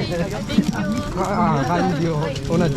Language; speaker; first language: Japanese; non-native, learner; Sinhala